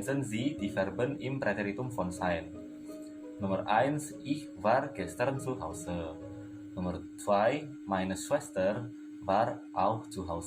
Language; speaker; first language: German; non-native, learner; Indonesian